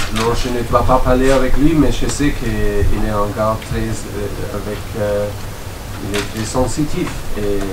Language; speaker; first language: French; non-native, learner; German